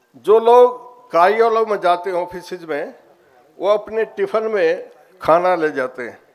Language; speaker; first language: Hindi; native; Hindi